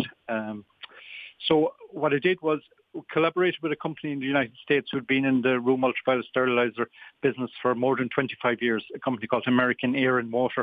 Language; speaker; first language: English; native; English